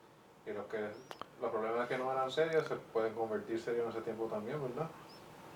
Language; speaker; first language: Spanish; early bilingual, heritage; English